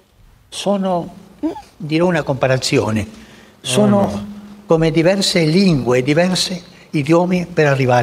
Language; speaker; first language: Italian; early bilingual, heritage; Spanish